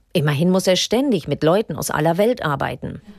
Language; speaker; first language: German; native; German